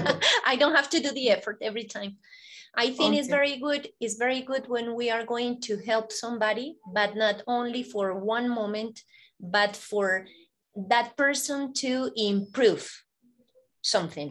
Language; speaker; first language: English; non-native, fluent; Spanish